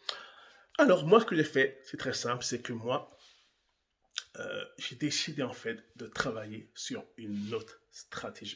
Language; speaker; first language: French; native; French